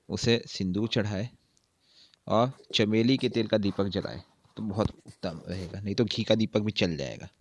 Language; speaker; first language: Hindi; native; Hindi